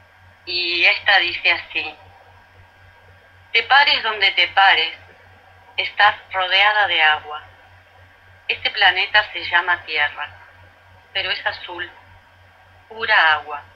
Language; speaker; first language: Spanish; native; Spanish